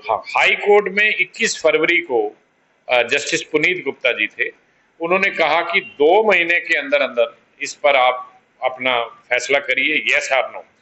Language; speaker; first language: Hindi; non-native, local second language; Pahari-Potwari